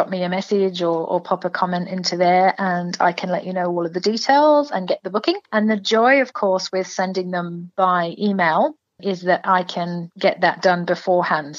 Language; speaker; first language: English; native; English